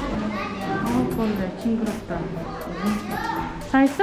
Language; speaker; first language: Korean; native; Korean